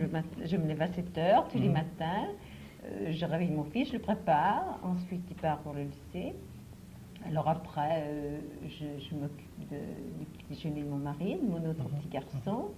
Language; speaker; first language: French; native; French